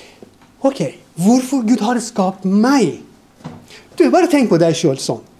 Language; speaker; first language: Norwegian; non-native, fluent; Persian